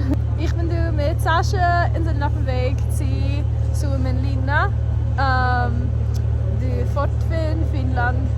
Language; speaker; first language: German; non-native, learner; English